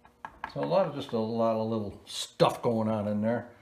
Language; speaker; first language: English; native; English